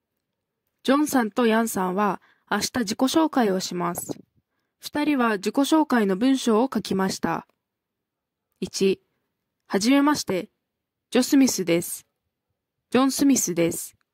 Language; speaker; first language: Japanese; non-native, fluent; Kyrgyz